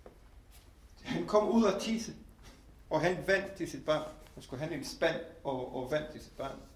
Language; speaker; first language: Danish; non-native, fluent; Hebrew